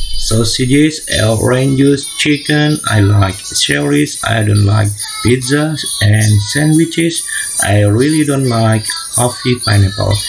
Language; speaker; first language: English; non-native, learner; Indonesian